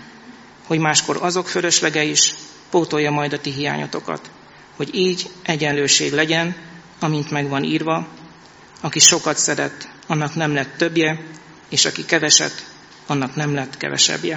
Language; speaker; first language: Hungarian; native; Hungarian